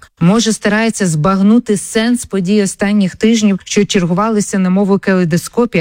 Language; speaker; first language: Ukrainian; native; Ukrainian